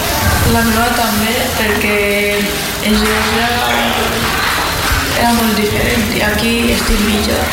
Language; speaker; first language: Catalan; non-native, learner; Georgian